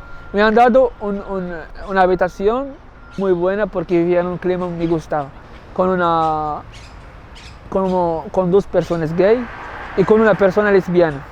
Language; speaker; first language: Spanish; non-native, learner; Arabic